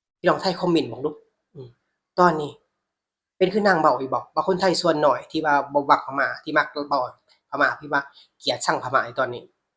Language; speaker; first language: Thai; native; Thai